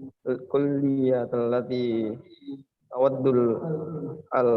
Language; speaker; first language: Arabic; non-native, learner; Indonesian